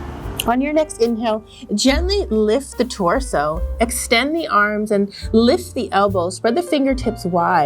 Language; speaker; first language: English; native; English